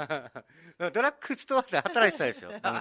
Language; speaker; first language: Japanese; native; Japanese